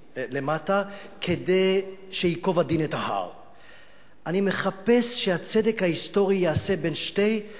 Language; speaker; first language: Hebrew; non-native, fluent; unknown